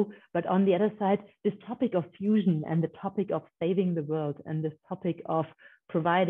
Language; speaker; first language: English; non-native, fluent; German